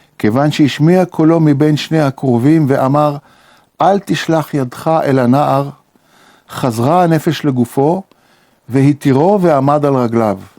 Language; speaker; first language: Hebrew; native; Hebrew